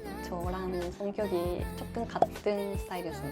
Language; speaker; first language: Korean; non-native, learner; Japanese